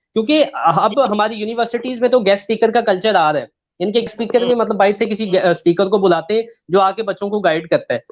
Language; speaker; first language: Urdu; non-native, local second language; Punjabi